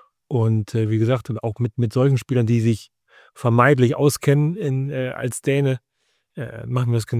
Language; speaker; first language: German; native; German